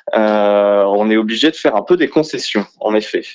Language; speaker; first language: French; native; French